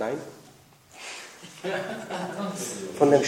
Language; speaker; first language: German; non-native, fluent; Czech